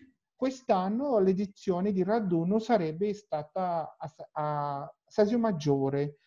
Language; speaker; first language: Italian; non-native, learner; Portuguese